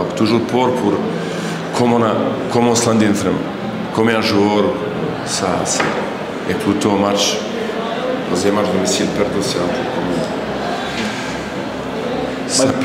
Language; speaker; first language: French; non-native, learner; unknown